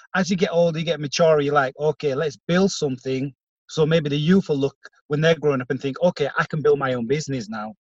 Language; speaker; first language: English; native; English